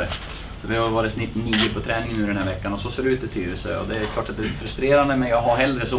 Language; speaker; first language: Swedish; native; Swedish